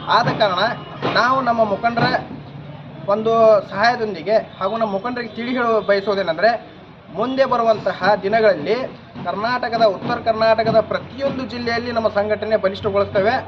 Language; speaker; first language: Kannada; non-native, local second language; Urdu